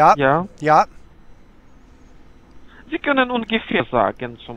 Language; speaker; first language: German; non-native, fluent; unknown